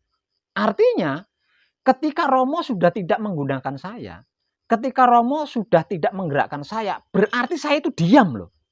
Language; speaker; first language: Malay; non-native, local second language; Javanese